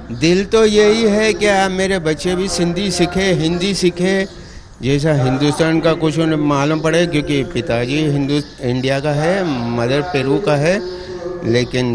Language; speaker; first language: Hindi; non-native, local second language; Sindhi